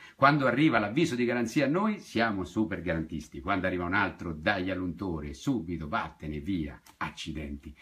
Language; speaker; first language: Italian; native; Italian